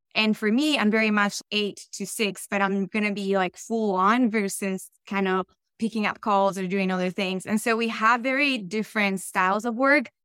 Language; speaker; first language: English; non-native, fluent; Spanish